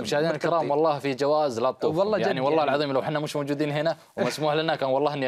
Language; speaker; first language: Arabic; native; Arabic